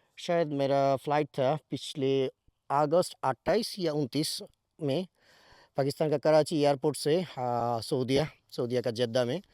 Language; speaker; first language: Urdu; non-native, fluent; Bangla